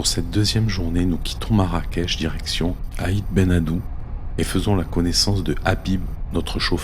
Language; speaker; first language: French; native; French